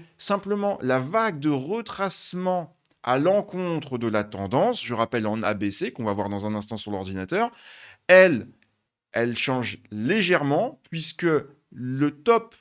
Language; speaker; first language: French; native; French